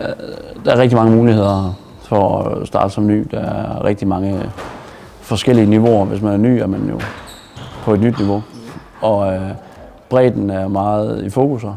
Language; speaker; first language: Danish; native; Danish